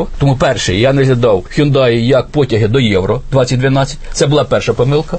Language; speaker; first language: Ukrainian; native; Ukrainian